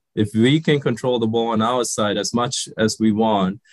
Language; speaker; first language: English; early bilingual, other home language; Sinhala